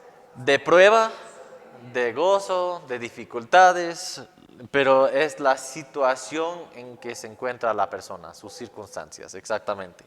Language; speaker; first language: Spanish; non-native, fluent; English